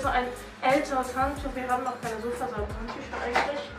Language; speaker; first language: German; native; German